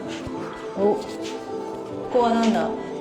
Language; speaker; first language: Japanese; native; Japanese